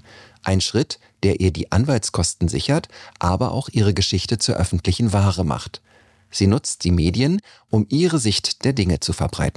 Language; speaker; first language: German; native; German